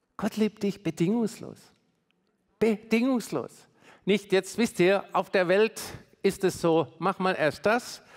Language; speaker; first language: German; native; German